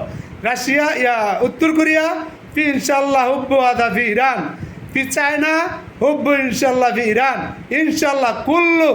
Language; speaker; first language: Arabic; non-native, learner; Bangla